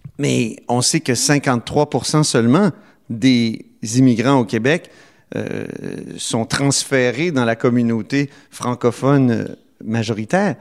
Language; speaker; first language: French; native; French